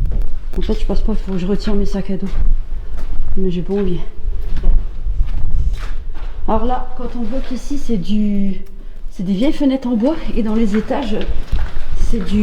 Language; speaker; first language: French; native; French